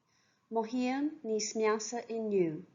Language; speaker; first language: Irish; non-native, local second language; English